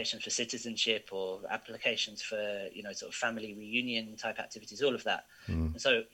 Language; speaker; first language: English; native; English